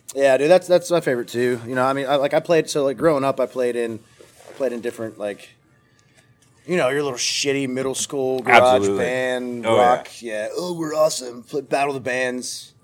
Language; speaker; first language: English; native; English